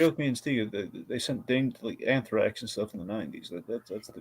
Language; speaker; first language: English; native; English